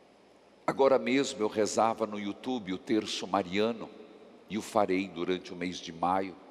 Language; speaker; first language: Portuguese; native; Portuguese